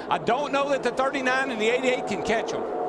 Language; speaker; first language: English; native; English